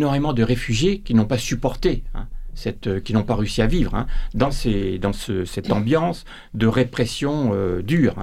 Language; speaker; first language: French; native; French